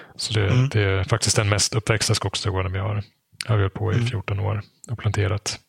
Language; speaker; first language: Swedish; non-native, fluent; German